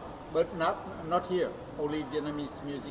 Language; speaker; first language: English; non-native, fluent; Vietnamese